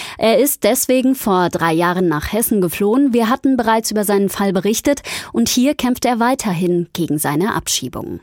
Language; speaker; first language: German; native; German